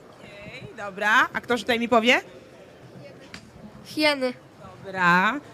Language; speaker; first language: Polish; non-native, fluent; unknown